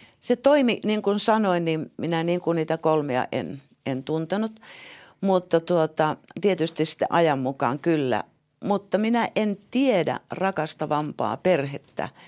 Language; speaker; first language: Finnish; native; Finnish